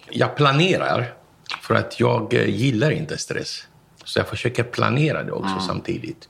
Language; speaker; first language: Swedish; non-native, fluent; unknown